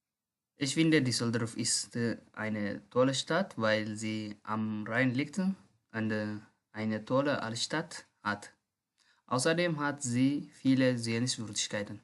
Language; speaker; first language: German; non-native, learner; Tigrinya